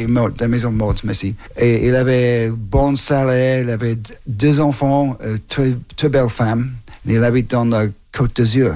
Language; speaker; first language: French; non-native, learner; English